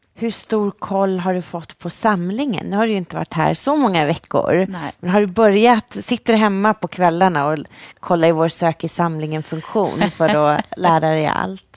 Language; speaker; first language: Swedish; native; Swedish